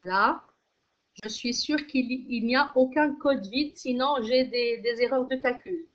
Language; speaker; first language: French; non-native, local second language; Arabic